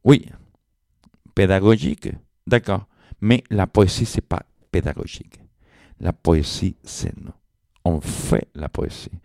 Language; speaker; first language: French; non-native, fluent; Spanish